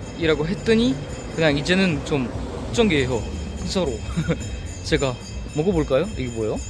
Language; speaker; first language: Korean; non-native, learner; French